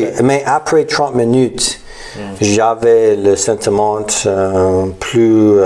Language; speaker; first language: French; non-native, learner; English